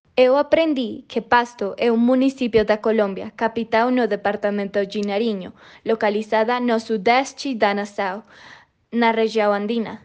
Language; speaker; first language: Portuguese; non-native, learner; Spanish